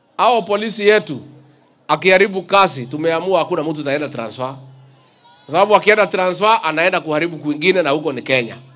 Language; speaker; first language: Swahili; non-native, local second language; Kikuyu